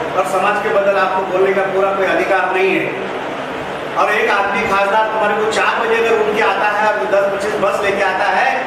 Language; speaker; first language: Hindi; non-native, local second language; Lambadi